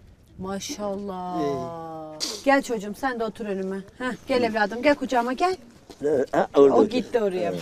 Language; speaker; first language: Turkish; native; Turkish